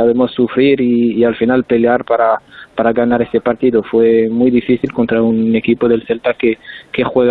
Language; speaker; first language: Spanish; non-native, fluent; French